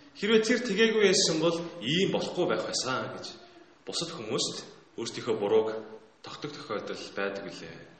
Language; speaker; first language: Mongolian; native; Mongolian